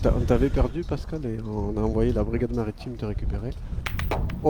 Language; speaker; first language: French; native; French